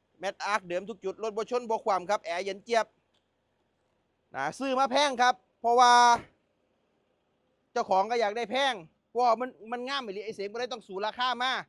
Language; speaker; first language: Thai; non-native, local second language; Northeastern Thai